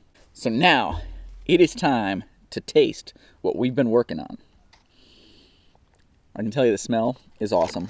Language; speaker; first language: English; native; English